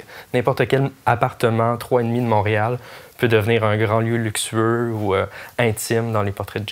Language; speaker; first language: French; native; French